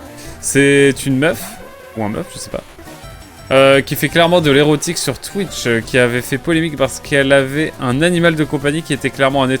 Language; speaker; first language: French; native; French